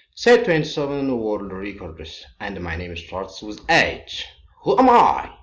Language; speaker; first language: English; non-native, local second language; Amharic